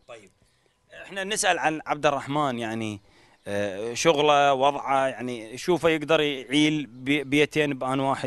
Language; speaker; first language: Arabic; native; Arabic